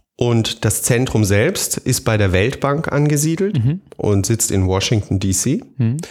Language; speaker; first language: German; native; German